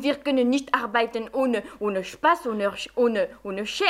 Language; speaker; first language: German; non-native, fluent; French